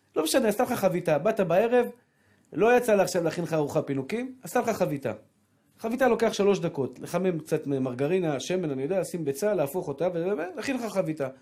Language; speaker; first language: Hebrew; native; Hebrew